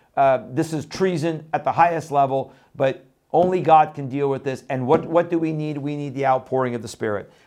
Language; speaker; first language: English; non-native, fluent; Persian